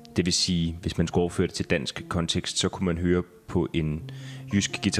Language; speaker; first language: Danish; native; Danish